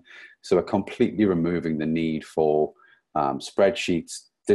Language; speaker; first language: English; native; English